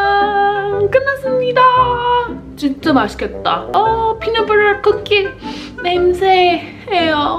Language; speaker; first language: Korean; non-native, fluent; English